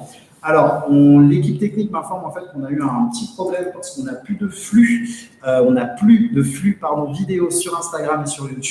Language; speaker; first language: French; native; French